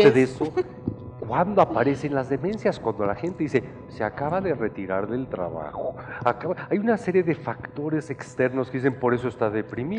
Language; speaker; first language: Spanish; native; Spanish